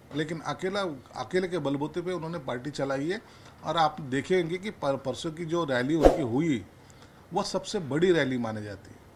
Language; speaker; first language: Hindi; non-native, local second language; Marathi